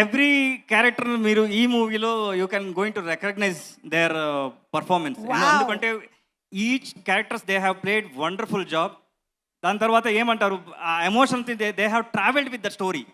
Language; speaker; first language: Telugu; non-native, learner; Kannada